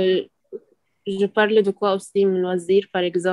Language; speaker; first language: French; non-native, learner; Arabic